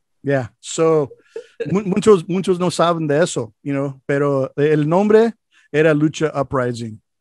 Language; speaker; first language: Spanish; non-native, fluent; English